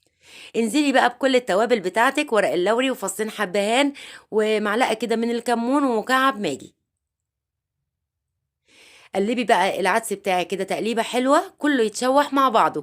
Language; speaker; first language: Arabic; native; Arabic